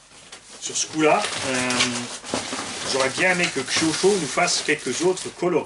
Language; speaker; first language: French; native; French